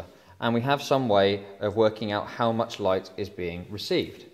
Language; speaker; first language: English; native; English